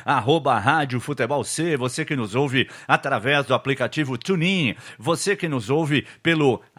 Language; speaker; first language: Portuguese; native; Portuguese